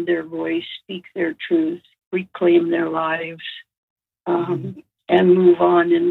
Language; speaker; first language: English; native; English